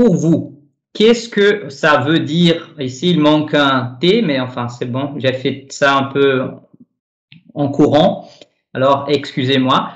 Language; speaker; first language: French; non-native, fluent; Portuguese